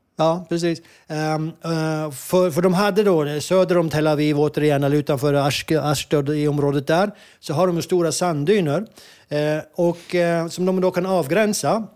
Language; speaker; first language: Swedish; non-native, fluent; Hebrew